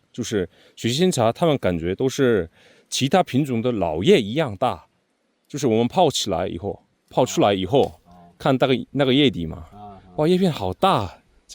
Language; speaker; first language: Chinese; non-native, fluent; Korean